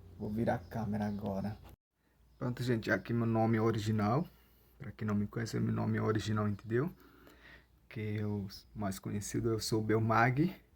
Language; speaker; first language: Portuguese; non-native, local second language; Ticuna